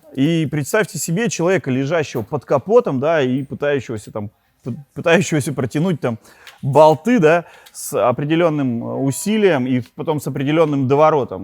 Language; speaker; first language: Russian; native; Russian